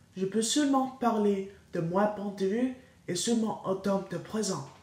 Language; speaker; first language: French; non-native, learner; English